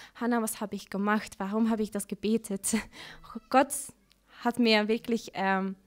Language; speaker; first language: German; non-native, learner; Dutch